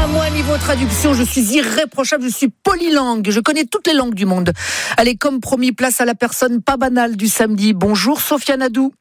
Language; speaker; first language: French; native; French